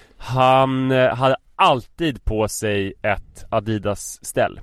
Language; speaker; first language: Swedish; native; Swedish